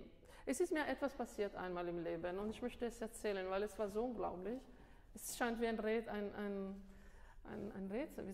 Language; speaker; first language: German; non-native, fluent; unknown